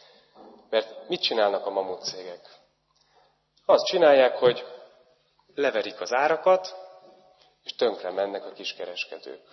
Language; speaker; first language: Hungarian; native; Hungarian